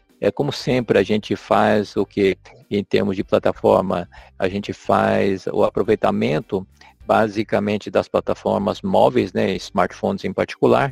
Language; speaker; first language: Portuguese; native; Portuguese